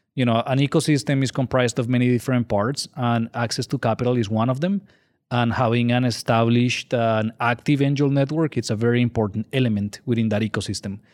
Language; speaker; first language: English; non-native, fluent; Spanish